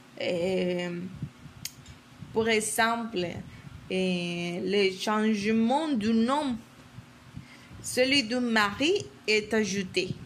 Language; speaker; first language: French; non-native, learner; Spanish